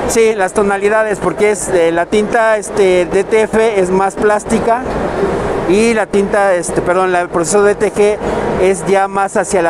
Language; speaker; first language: Spanish; native; Spanish